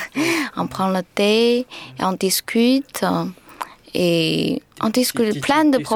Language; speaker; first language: French; non-native, learner; Chinese